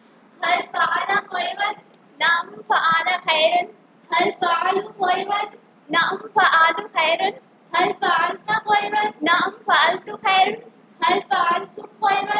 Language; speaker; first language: Arabic; non-native, learner; Urdu